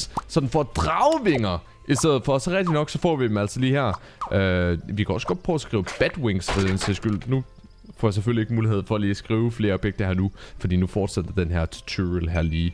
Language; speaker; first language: Danish; native; Danish